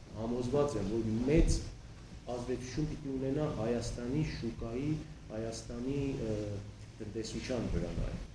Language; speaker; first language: Armenian; early bilingual, heritage; Armenian